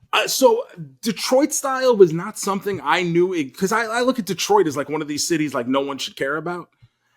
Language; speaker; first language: English; native; English